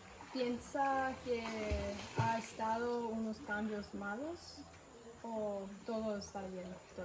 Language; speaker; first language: Spanish; non-native, learner; English